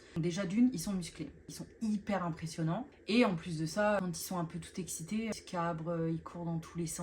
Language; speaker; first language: French; native; French